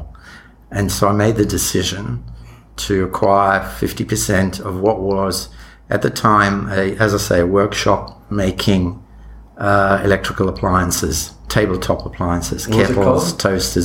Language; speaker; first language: English; native; English